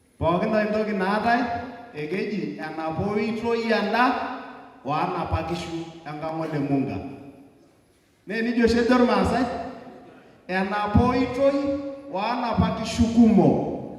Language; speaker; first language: Swahili; non-native, local second language; Masai